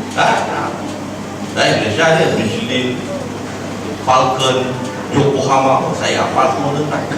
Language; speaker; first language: Malay; native; Malay